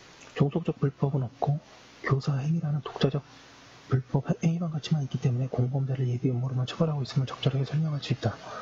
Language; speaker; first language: Korean; native; Korean